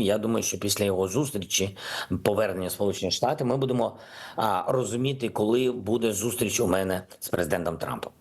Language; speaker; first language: Ukrainian; non-native, local second language; Russian